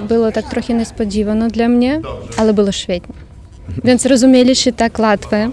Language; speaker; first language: Polish; non-native, learner; Ukrainian